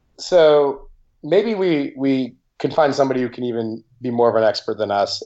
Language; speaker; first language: English; native; English